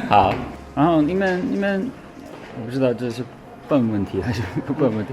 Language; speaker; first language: Chinese; non-native, fluent; English